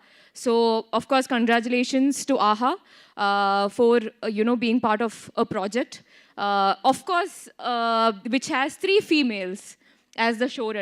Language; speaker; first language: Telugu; non-native, learner; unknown